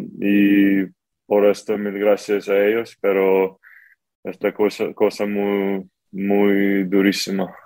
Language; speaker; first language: Spanish; non-native, fluent; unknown